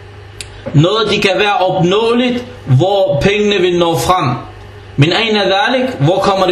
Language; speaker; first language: Danish; early bilingual, other home language; Arabic